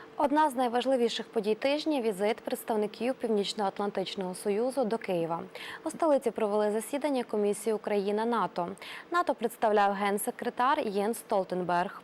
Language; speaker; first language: Ukrainian; native; Ukrainian